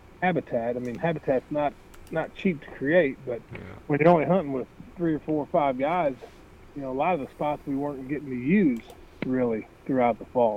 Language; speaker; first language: English; native; English